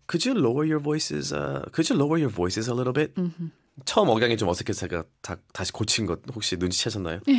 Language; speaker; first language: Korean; early bilingual, heritage; Korean